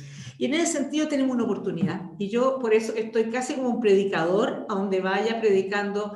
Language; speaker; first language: Spanish; native; Spanish